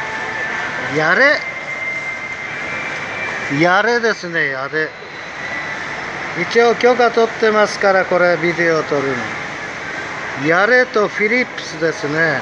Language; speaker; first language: Japanese; native; Japanese